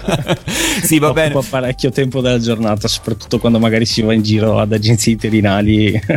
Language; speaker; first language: Italian; native; Italian